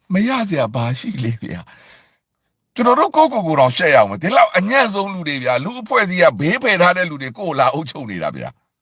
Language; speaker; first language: Burmese; native; Burmese